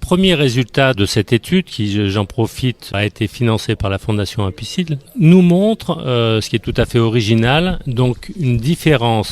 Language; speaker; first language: French; native; French